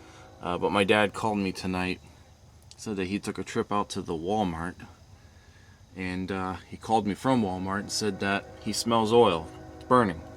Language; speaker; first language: English; native; English